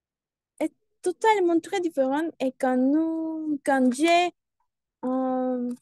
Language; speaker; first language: French; non-native, learner; Spanish